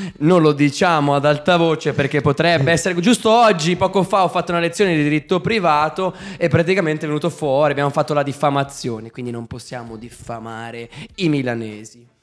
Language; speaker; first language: Italian; native; Italian